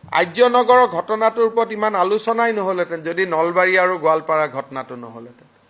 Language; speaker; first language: Assamese; non-native, local second language; Hindi